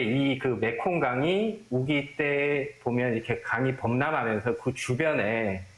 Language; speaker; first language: Korean; native; Korean